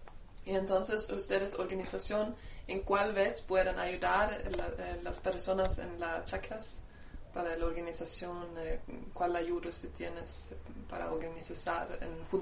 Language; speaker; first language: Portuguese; non-native, learner; Spanish